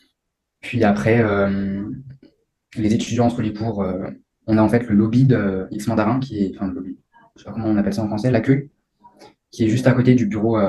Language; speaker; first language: French; native; French